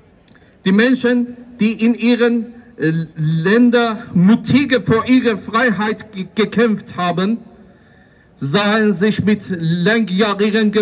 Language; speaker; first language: German; non-native, fluent; Persian